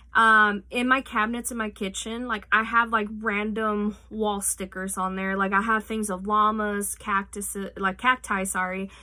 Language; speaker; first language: English; native; English